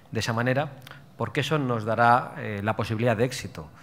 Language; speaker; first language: Spanish; native; Spanish